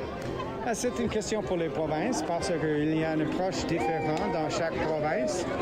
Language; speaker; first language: French; non-native, local second language; English